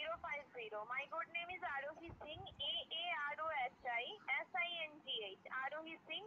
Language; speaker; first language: Hindi; native; Hindi